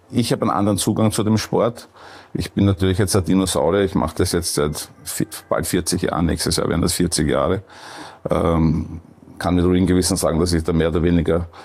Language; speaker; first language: German; native; German